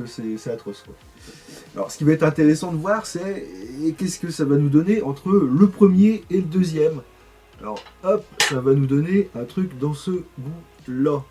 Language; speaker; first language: French; native; French